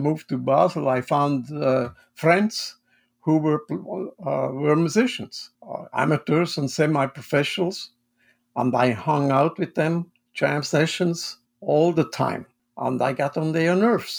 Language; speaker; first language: English; non-native, fluent; Swiss German